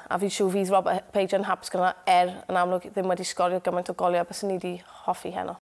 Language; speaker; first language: Welsh; native; Welsh